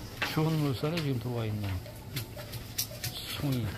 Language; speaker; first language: Korean; native; Korean